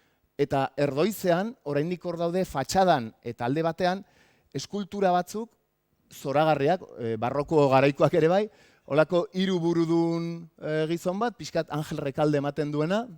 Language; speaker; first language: Basque; native; Basque